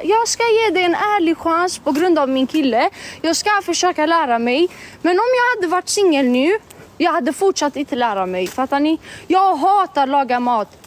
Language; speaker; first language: Swedish; early bilingual, other home language; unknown